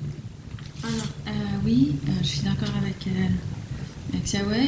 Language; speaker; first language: French; non-native, fluent; Italian